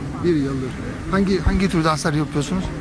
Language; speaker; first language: Turkish; native; Turkish